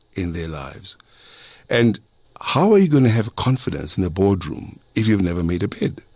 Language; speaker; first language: English; non-native, local second language; Zulu